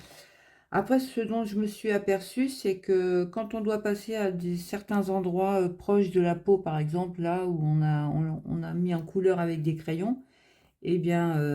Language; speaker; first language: French; native; French